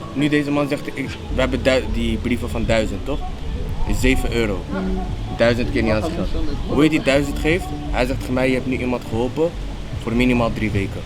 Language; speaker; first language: Dutch; native; Dutch